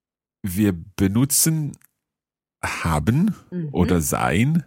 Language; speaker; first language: German; non-native, learner; English